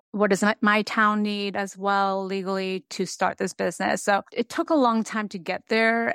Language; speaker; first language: English; native; English